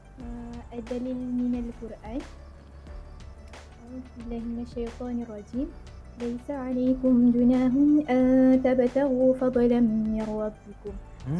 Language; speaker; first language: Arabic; non-native, learner; Malay